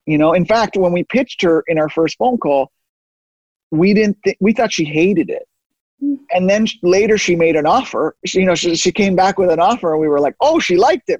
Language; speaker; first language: English; early bilingual, other home language; Spanish